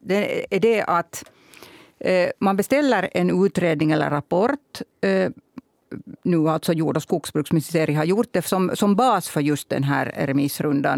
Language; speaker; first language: Swedish; native; Swedish